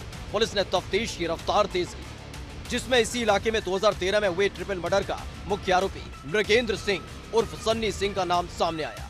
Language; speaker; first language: Hindi; native; Hindi